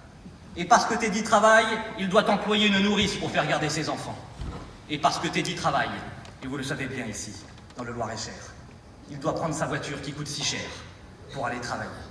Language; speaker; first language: French; native; French